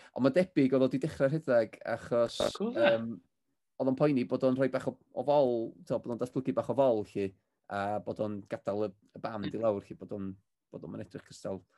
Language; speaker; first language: Welsh; native; Welsh